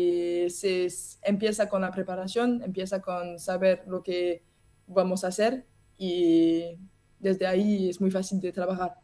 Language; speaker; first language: Spanish; non-native, learner; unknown